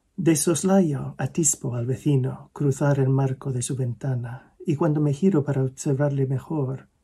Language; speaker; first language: Spanish; non-native, fluent; English